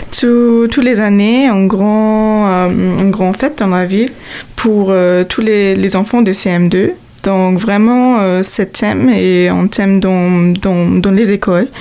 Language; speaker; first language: French; non-native, fluent; German